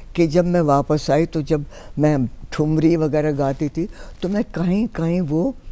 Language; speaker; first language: Hindi; native; Hindi